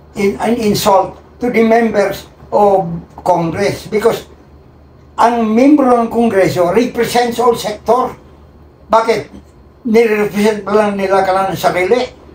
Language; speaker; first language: Filipino; non-native, local second language; Cebuano